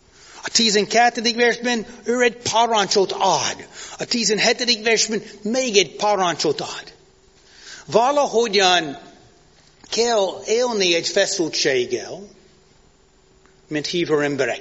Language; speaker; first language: Hungarian; non-native, fluent; English